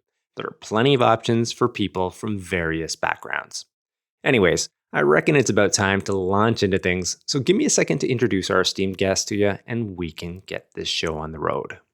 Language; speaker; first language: English; native; English